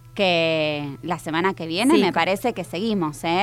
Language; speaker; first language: Spanish; native; Spanish